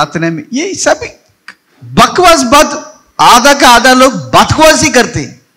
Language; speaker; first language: Hindi; non-native, local second language; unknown